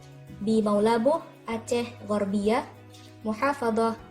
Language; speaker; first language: Arabic; non-native, learner; Indonesian